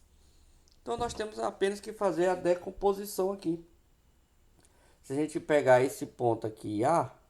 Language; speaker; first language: Portuguese; native; Portuguese